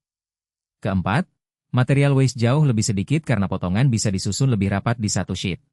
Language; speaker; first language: Indonesian; native; Indonesian